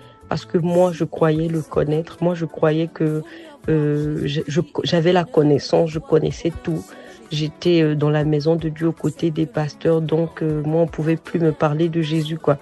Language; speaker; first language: French; non-native, local second language; Sango